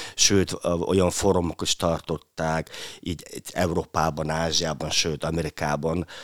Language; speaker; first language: Hungarian; non-native, fluent; Mongolian